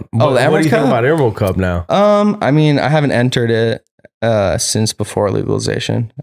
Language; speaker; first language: English; native; English